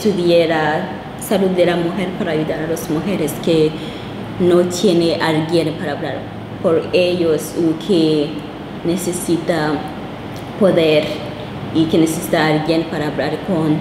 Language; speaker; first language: Spanish; non-native, local second language; Kinyarwanda